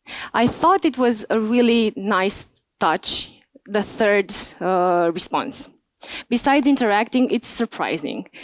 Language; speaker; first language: English; non-native, fluent; Romanian